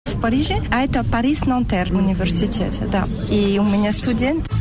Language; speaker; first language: Russian; non-native, learner; French